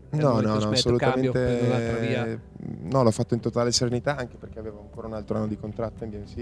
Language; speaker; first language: Italian; native; Italian